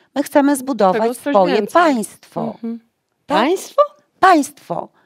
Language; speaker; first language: Polish; native; Polish